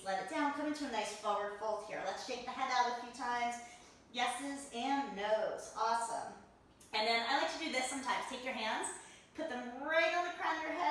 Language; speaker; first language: English; native; English